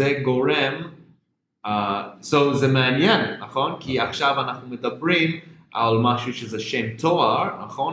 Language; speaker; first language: Hebrew; non-native, fluent; English